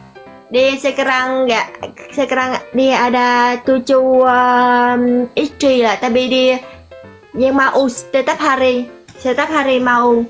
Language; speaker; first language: Indonesian; non-native, learner; Vietnamese